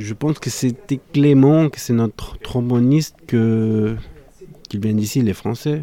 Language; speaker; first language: French; non-native, fluent; Spanish